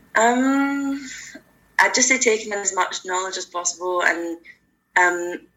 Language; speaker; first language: English; native; English